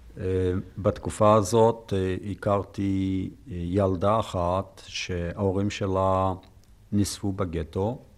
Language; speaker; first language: Hebrew; non-native, fluent; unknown